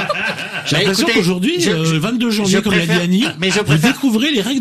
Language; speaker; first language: French; native; French